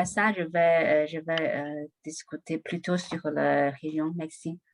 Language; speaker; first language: French; non-native, learner; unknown